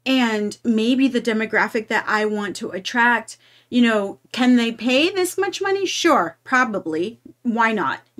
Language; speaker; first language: English; native; English